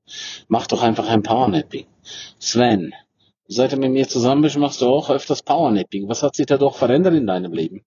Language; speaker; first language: German; native; German